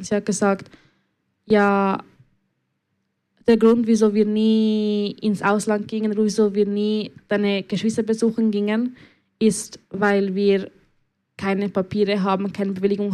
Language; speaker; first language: German; early bilingual, other home language; Spanish